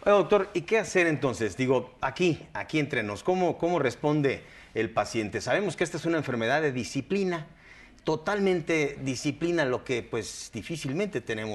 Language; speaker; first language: Spanish; native; Spanish